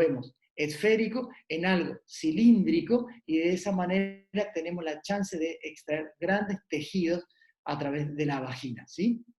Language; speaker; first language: Spanish; native; Spanish